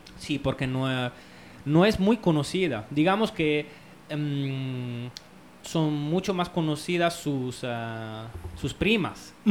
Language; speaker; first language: Spanish; non-native, fluent; Italian